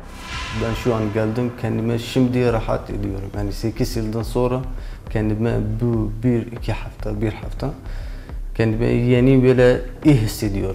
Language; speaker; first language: Turkish; non-native, learner; Kurdish